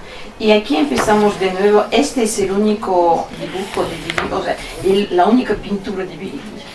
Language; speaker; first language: Spanish; non-native, fluent; Russian